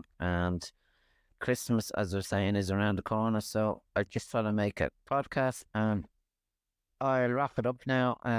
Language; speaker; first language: English; native; English